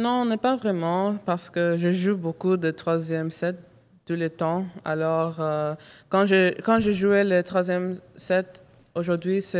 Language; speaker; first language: French; non-native, local second language; English